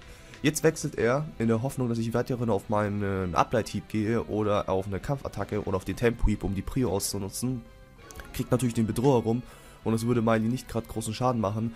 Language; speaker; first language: German; native; German